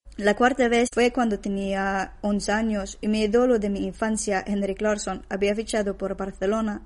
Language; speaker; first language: Spanish; non-native, fluent; Swedish